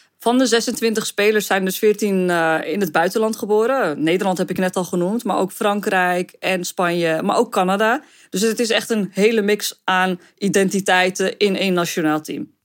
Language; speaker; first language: Dutch; early bilingual, other home language; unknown